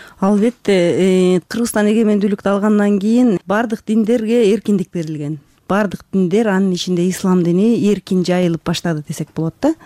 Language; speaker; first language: Kyrgyz; native; Kyrgyz